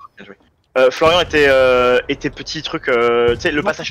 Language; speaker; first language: French; native; French